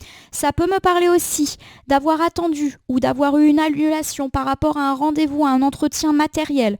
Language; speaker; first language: French; native; French